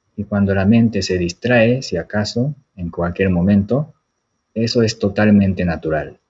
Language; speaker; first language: Spanish; non-native, fluent; Japanese